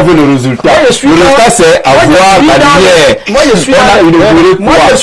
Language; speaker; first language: French; native; French